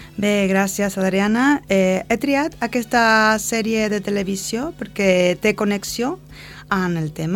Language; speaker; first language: Catalan; non-native, learner; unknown